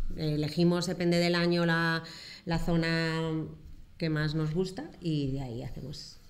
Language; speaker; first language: Spanish; native; Spanish